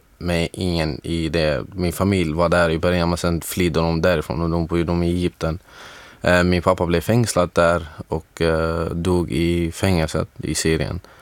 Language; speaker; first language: Swedish; non-native, fluent; Arabic